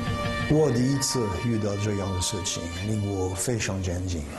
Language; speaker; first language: Chinese; non-native, learner; French